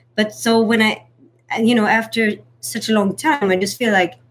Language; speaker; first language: English; non-native, fluent; Swedish